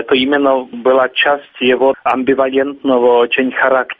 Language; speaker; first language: Russian; non-native, fluent; Czech